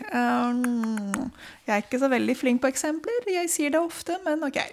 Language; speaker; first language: Norwegian; non-native, fluent; Spanish